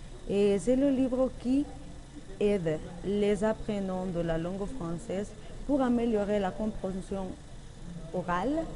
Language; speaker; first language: French; non-native, learner; Spanish